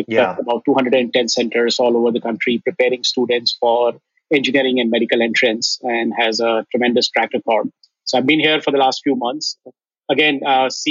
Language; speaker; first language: English; non-native, local second language; Hindi